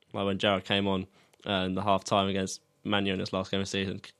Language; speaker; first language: English; native; English